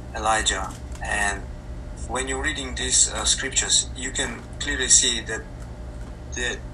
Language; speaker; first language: English; non-native, fluent; Slovenian